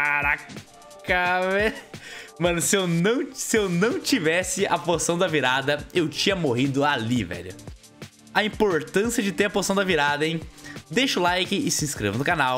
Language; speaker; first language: Portuguese; native; Portuguese